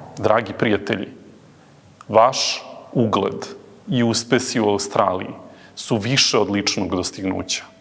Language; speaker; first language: Serbian; native; Serbian